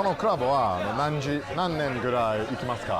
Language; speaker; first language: Japanese; non-native, learner; English